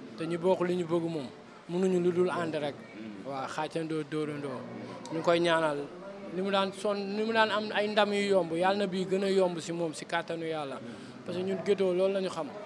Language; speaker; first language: Wolof; native; Wolof